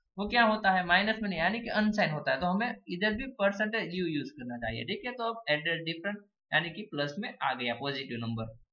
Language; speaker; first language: Hindi; non-native, local second language; Gujarati